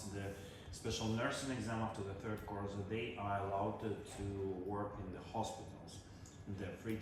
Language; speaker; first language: English; non-native, learner; Russian